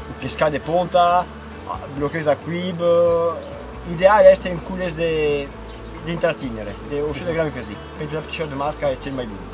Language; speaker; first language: Romanian; non-native, fluent; Italian